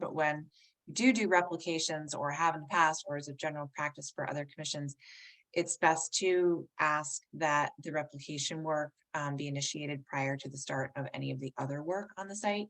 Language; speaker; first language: English; native; English